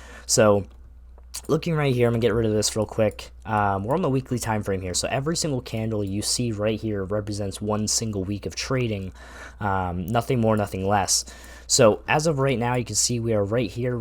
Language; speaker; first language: English; native; English